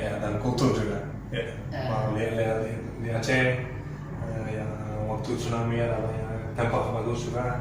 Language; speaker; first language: Indonesian; non-native, learner; Dutch